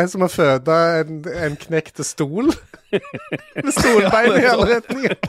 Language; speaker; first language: Norwegian; native; Norwegian